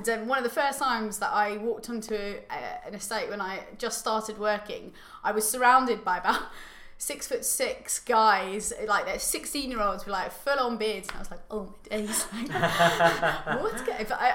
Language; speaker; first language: English; native; English